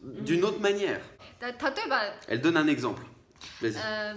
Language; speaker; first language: French; native; French